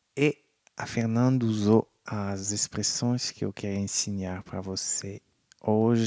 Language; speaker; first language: Portuguese; non-native, fluent; French